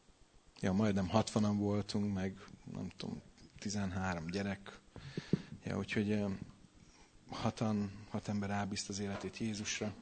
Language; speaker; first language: Hungarian; native; Hungarian